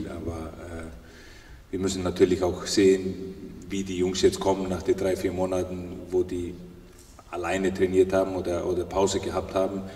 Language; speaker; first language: German; non-native, fluent; Icelandic